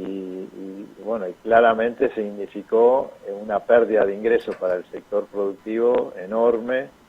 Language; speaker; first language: Spanish; native; Spanish